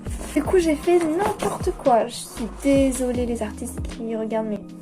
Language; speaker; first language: French; native; French